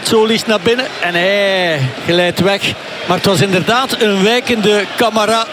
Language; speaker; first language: Dutch; native; Dutch